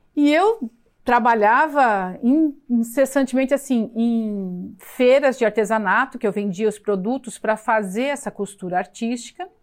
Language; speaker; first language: Portuguese; native; Portuguese